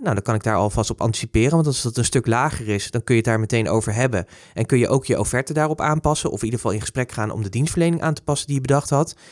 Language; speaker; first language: Dutch; native; Dutch